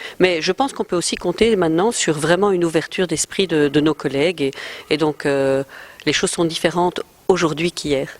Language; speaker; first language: French; native; French